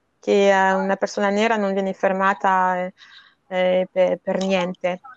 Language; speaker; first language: Italian; non-native, fluent; French